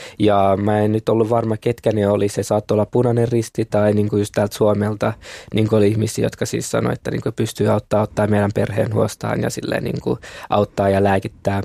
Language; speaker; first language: Finnish; early bilingual, other home language; Kinyarwanda